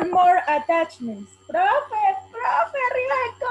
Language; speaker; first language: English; non-native, learner; Spanish